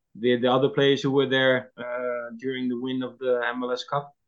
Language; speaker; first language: English; non-native, fluent; Dutch